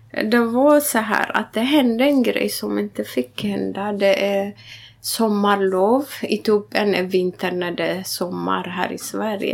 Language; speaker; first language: Swedish; non-native, fluent; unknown